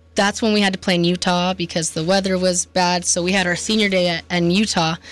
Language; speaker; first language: English; native; English